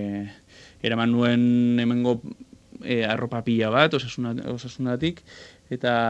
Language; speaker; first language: Basque; non-native, local second language; Spanish